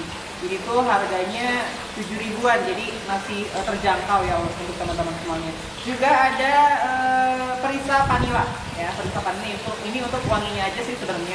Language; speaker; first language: Indonesian; native; Indonesian